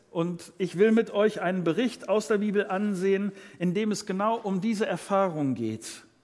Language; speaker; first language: German; native; German